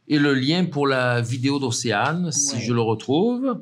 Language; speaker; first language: French; native; French